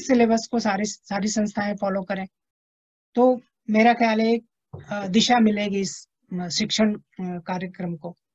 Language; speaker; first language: Hindi; native; Hindi